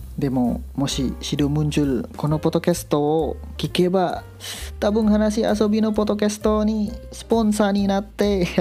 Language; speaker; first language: Japanese; non-native, learner; Indonesian